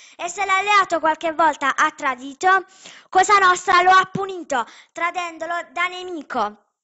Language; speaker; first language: Italian; native; Italian